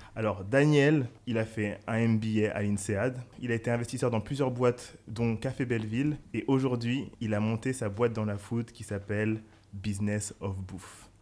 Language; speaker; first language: French; native; French